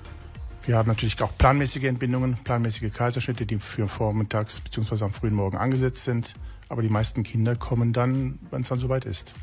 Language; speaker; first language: German; native; German